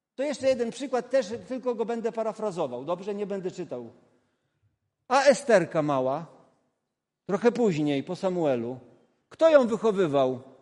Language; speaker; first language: Polish; non-native, local second language; Kashubian